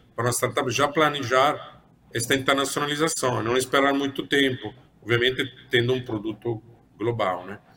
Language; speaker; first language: Portuguese; non-native, fluent; Italian